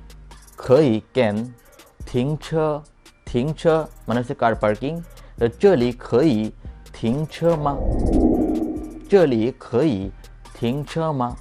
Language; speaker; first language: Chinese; non-native, fluent; Bangla